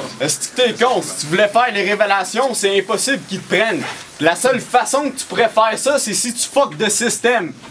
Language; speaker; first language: French; native; French